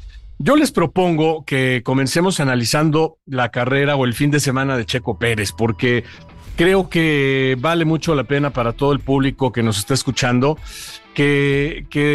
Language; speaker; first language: Spanish; native; Spanish